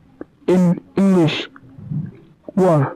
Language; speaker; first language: English; non-native, local second language; Khasi